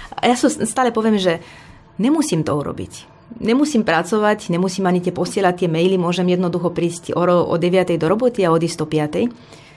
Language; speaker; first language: Slovak; non-native, fluent; Romanian